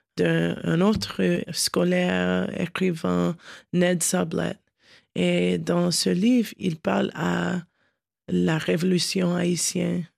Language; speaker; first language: French; non-native, learner; English